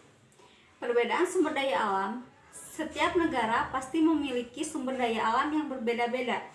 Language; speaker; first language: Indonesian; native; Indonesian